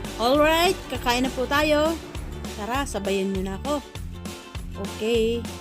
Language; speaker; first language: Filipino; non-native, local second language; Bikol